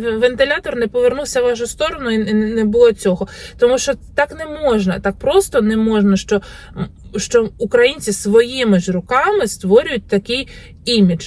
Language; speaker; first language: Ukrainian; native; Ukrainian